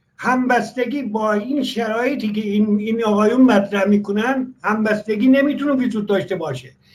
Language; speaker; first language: Persian; non-native, local second language; Azerbaijani